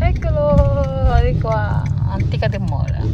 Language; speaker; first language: Italian; non-native, learner; Filipino